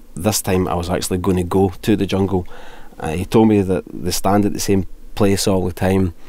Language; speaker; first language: English; native; English